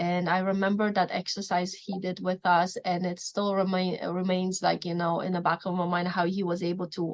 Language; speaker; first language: English; non-native, fluent; Polish